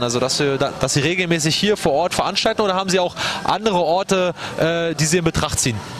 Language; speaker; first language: German; native; German